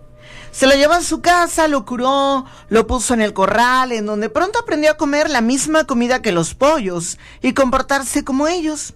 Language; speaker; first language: Spanish; native; Spanish